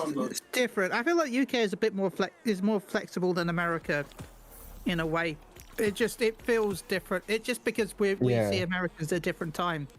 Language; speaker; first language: English; non-native, fluent; Spanish